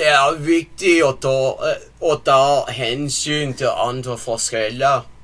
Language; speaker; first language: Norwegian; non-native, learner; English